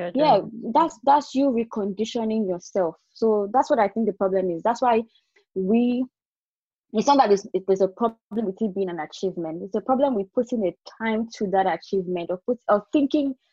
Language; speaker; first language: English; non-native, local second language; Yoruba